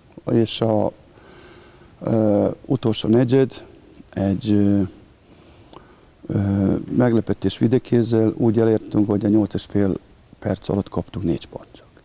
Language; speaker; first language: Hungarian; non-native, learner; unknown